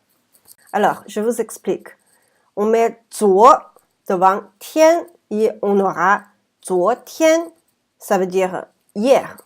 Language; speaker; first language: French; non-native, fluent; Chinese